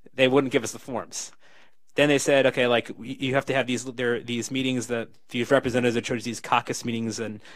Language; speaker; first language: English; native; English